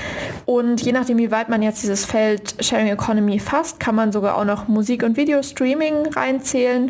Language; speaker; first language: German; native; German